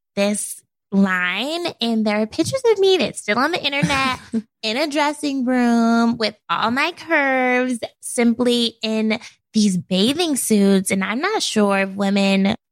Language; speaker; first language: English; native; English